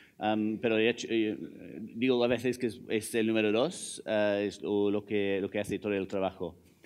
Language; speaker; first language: Spanish; non-native, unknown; English